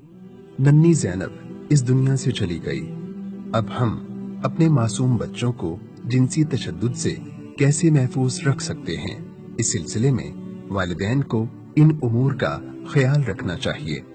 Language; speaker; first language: Urdu; native; Urdu